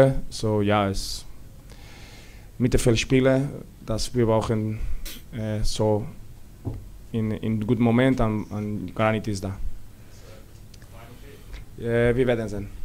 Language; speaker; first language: German; non-native, learner; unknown